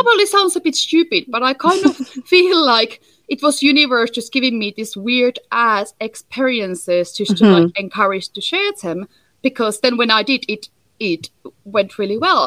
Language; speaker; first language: English; non-native, fluent; Finnish